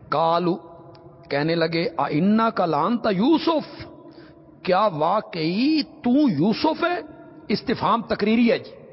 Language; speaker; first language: Urdu; non-native, local second language; Punjabi